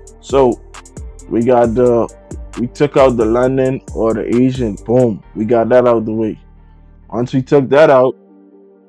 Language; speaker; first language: English; native; English